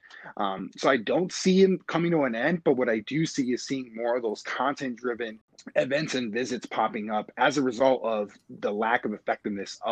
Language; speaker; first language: English; native; English